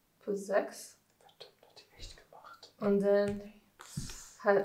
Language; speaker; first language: German; non-native, learner; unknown